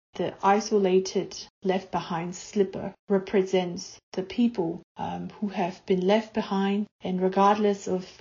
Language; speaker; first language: English; non-native, fluent; Burmese